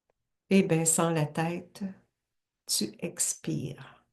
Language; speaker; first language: French; native; French